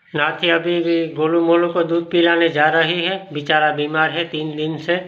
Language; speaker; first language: Hindi; non-native, local second language; Gujarati